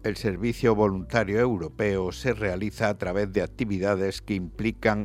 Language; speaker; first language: Spanish; native; Spanish